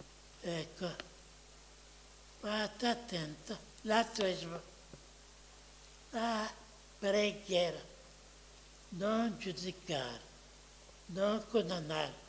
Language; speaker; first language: Italian; non-native, fluent; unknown